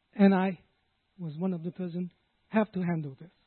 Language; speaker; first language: English; non-native, local second language; Cantonese